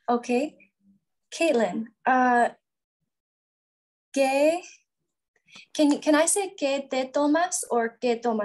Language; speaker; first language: Spanish; non-native, learner; English